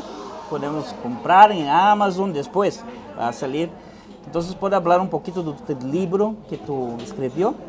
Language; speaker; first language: Spanish; non-native, fluent; Portuguese